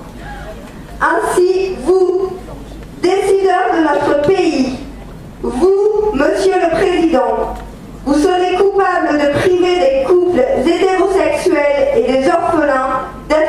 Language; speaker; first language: French; native; French